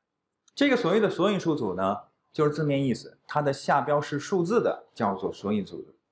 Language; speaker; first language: Chinese; native; Chinese